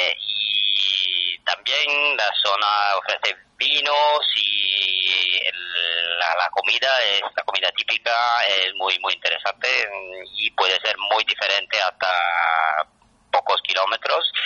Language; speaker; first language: Spanish; non-native, fluent; Italian